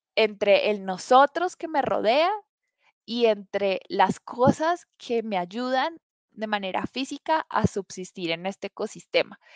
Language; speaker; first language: Spanish; native; Spanish